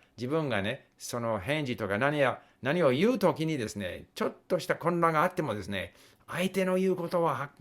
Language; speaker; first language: Japanese; non-native, fluent; English